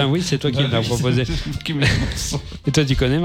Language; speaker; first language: French; native; French